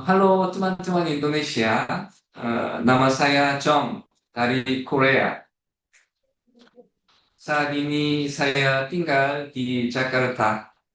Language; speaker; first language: Indonesian; non-native, fluent; Korean